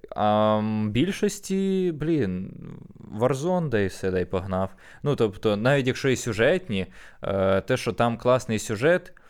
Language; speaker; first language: Ukrainian; native; Ukrainian